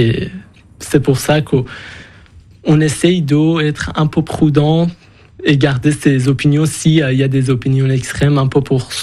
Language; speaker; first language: French; non-native, fluent; Persian